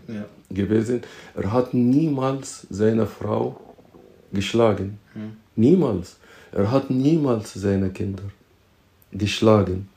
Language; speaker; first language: German; non-native, fluent; Arabic